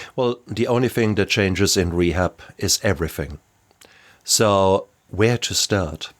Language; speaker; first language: English; non-native, fluent; German